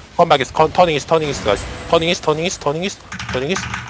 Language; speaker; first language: English; non-native, learner; Korean